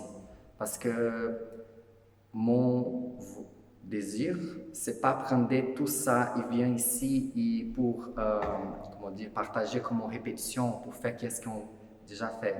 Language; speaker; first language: French; non-native, fluent; Portuguese